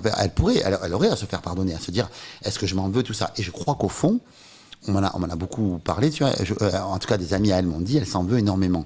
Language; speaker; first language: French; native; French